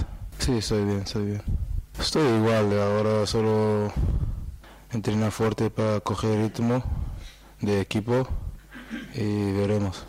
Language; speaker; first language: Spanish; non-native, learner; Portuguese